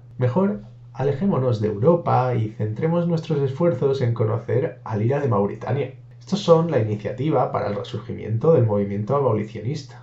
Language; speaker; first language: Spanish; native; Spanish